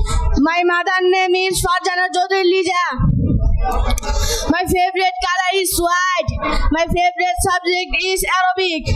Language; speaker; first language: English; non-native, learner; Bangla